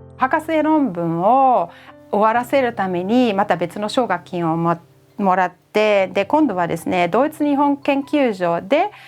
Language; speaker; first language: Japanese; non-native, fluent; German